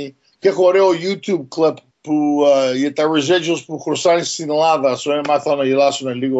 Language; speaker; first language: Greek; early bilingual, heritage; Greek